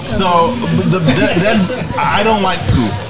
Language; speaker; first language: English; native; English